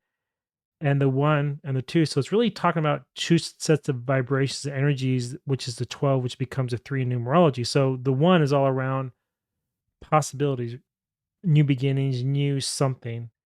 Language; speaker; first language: English; native; English